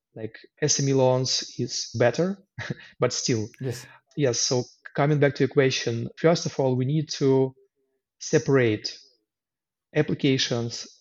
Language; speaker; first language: English; non-native, fluent; Ukrainian